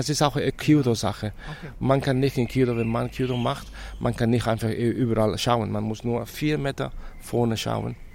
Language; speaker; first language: German; non-native, fluent; Spanish